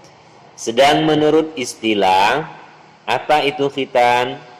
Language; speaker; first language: Indonesian; native; Indonesian